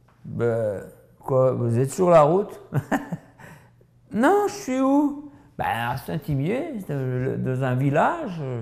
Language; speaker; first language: French; native; French